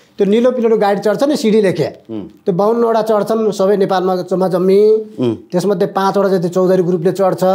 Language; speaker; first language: Nepali; native; Nepali